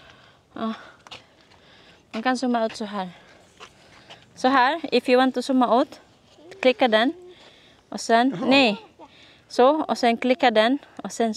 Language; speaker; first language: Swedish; non-native, learner; Filipino